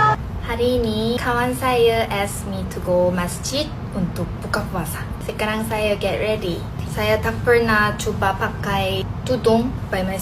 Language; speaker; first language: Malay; non-native, learner; Korean